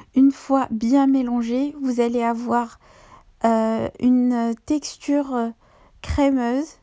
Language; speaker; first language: French; non-native, local second language; Arabic